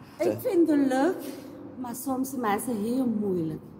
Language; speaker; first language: Dutch; non-native, learner; Chinese